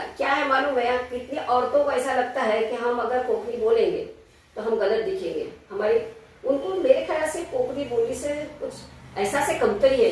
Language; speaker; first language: Hindi; non-native, local second language; Konkani